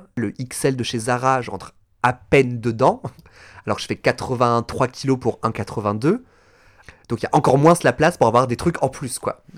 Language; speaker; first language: French; native; French